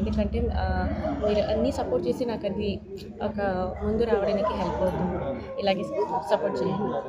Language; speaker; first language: Telugu; non-native, learner; Kannada